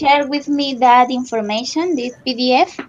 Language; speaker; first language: English; non-native, learner; Spanish